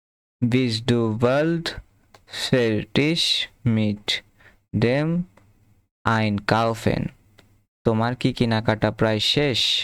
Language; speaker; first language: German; non-native, fluent; Bangla